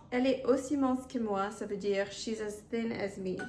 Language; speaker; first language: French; non-native, fluent; English